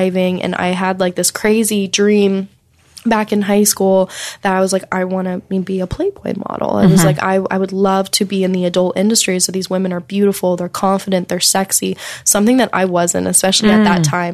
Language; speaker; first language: English; native; English